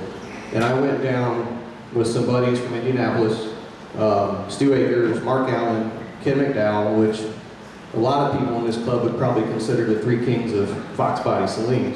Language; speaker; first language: English; native; English